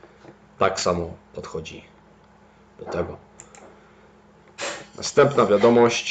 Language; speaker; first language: Polish; early bilingual, heritage; Polish